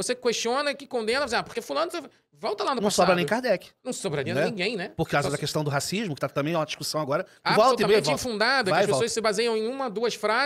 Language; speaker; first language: Portuguese; native; Portuguese